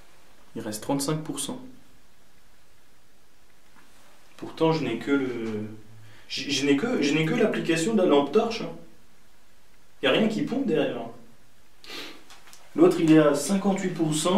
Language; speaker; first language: French; native; French